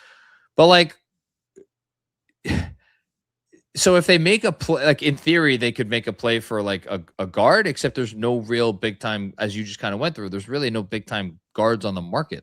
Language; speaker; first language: English; native; English